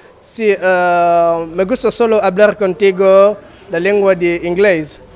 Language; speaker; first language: Spanish; non-native, learner; Lingala